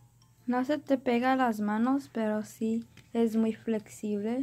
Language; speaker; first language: Spanish; early bilingual, heritage; Spanish